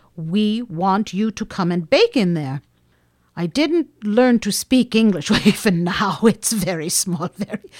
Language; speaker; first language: English; non-native, fluent; Finnish